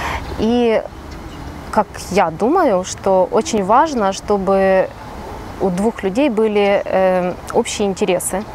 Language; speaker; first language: Russian; native; Russian